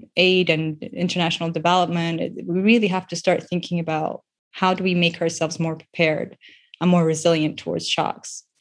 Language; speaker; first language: English; non-native, local second language; Persian